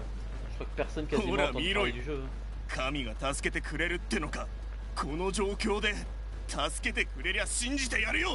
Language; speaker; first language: French; native; French